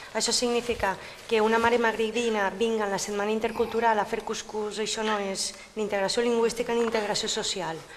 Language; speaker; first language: Catalan; native; Catalan